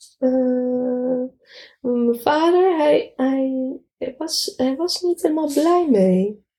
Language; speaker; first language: Dutch; non-native, fluent; Arabic